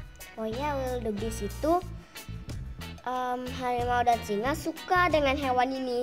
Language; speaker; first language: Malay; early bilingual, heritage; Indonesian